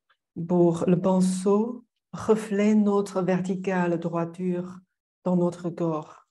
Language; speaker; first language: French; non-native, fluent; Chinese